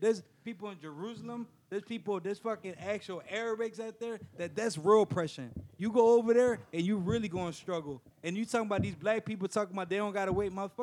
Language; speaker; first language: English; early bilingual, other home language; Spanish